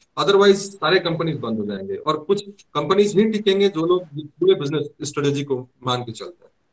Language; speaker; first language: Hindi; native; Hindi